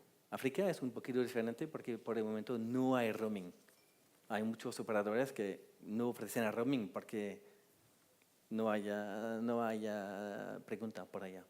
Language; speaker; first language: Spanish; non-native, fluent; French